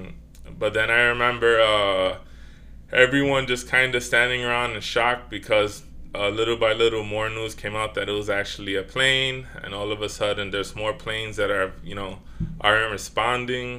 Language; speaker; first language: English; native; English